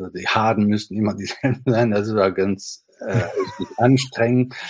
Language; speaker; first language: German; non-native, fluent; Italian